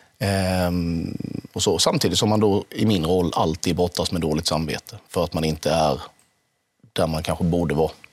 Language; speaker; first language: Swedish; native; Swedish